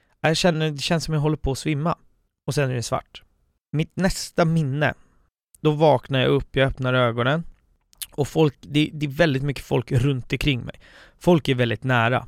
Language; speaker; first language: Swedish; native; Swedish